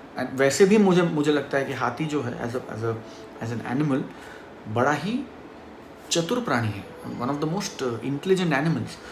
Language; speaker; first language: Hindi; non-native, local second language; Marathi